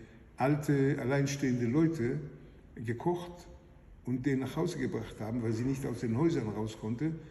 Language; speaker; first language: German; non-native, fluent; Hebrew